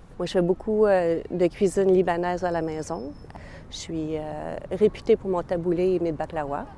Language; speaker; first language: French; native; French